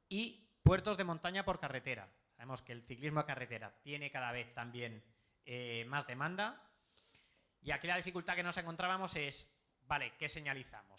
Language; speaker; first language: Spanish; native; Spanish